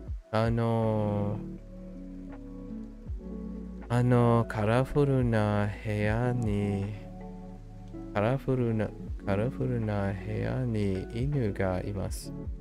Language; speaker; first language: Japanese; non-native, learner; English